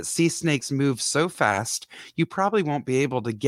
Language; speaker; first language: English; native; English